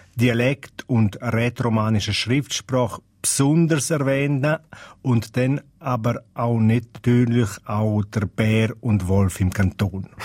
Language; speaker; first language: German; non-native, local second language; Romansh